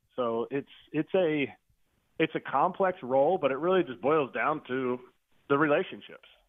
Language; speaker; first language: English; native; English